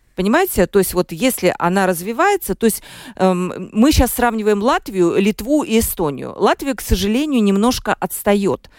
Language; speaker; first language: Russian; native; Russian